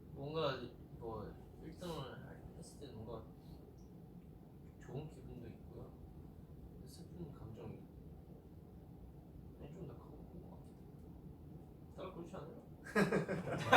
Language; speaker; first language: Korean; non-native, fluent; Chinese